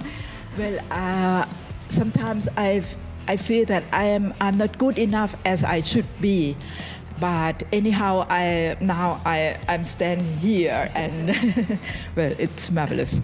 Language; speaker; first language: English; non-native, learner; Thai